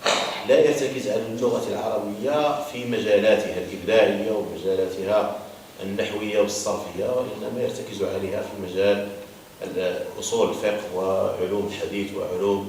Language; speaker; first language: Arabic; native; Arabic